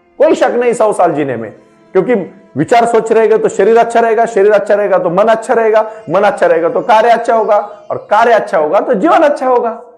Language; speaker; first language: Hindi; non-native, local second language; Marathi